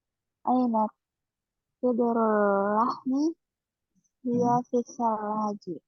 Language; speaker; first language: Arabic; non-native, learner; Indonesian